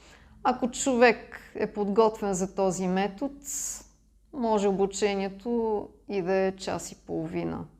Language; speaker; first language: Bulgarian; non-native, fluent; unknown